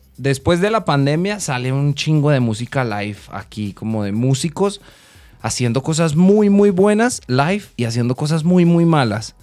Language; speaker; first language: Spanish; native; Spanish